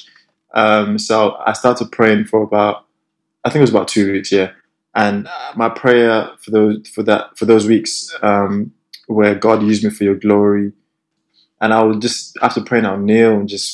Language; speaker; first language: English; non-native, local second language; Yoruba